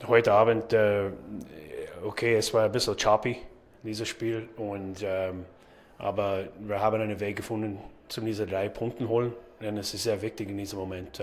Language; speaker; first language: German; non-native, fluent; English